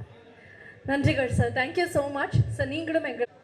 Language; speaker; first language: Tamil; native; Tamil